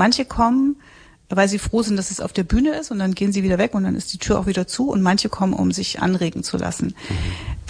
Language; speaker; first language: German; native; German